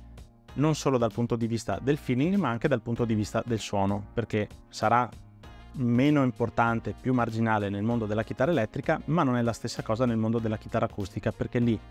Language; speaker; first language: Italian; native; Italian